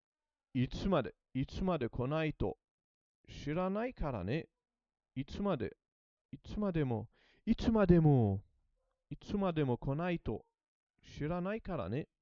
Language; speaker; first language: Japanese; non-native, learner; English